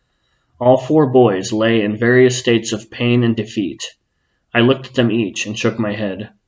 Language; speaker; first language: English; native; English